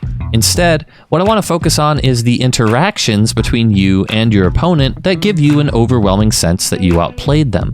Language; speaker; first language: English; native; English